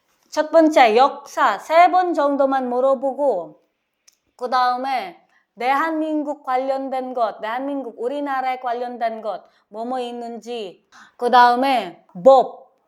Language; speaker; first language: Korean; non-native, learner; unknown